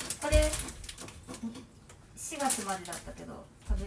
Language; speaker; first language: Japanese; native; Japanese